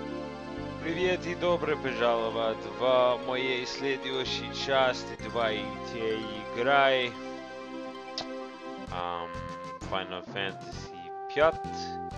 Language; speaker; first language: Russian; non-native, learner; English